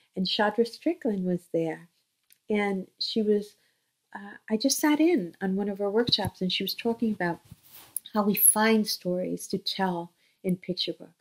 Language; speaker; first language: English; native; English